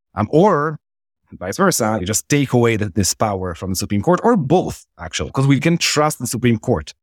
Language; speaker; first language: English; non-native, fluent; Hebrew